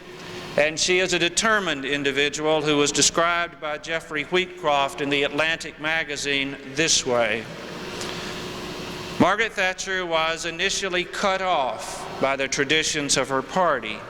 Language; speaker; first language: English; native; English